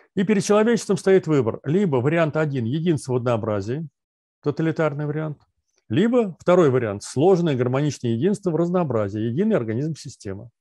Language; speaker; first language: Russian; native; Russian